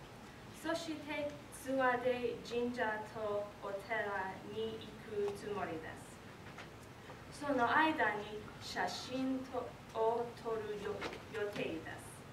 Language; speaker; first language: Japanese; non-native, learner; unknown